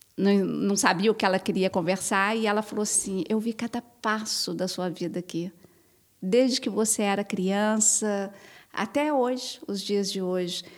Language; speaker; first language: Portuguese; native; Portuguese